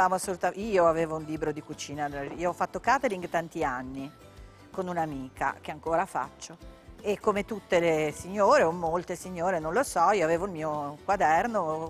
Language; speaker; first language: Italian; native; Italian